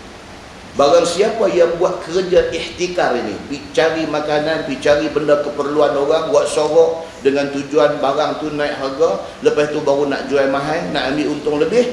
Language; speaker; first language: Malay; native; Malay